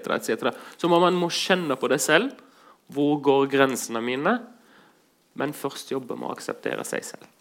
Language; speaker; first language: Norwegian; non-native, fluent; Arabic